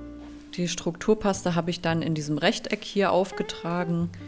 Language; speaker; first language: German; native; German